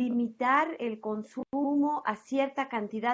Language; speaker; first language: Spanish; native; Spanish